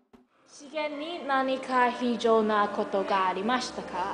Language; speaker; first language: Japanese; non-native, learner; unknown